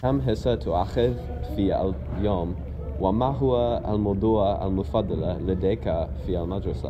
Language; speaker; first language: Arabic; non-native, learner; English